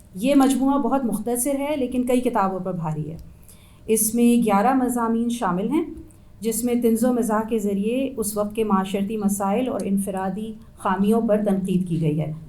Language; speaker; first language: Urdu; native; Urdu